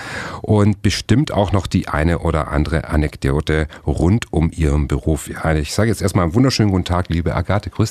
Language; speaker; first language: German; native; German